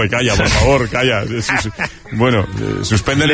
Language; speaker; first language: Spanish; native; Spanish